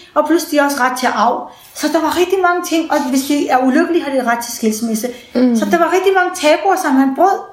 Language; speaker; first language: Danish; early bilingual, other home language; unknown